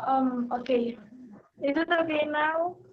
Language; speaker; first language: English; non-native, learner; Indonesian